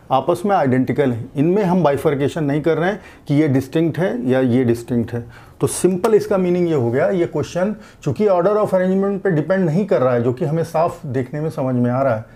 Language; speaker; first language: Hindi; native; Hindi